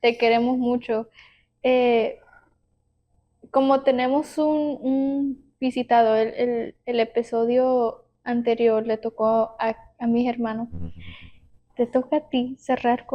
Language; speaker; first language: Spanish; early bilingual, heritage; Spanish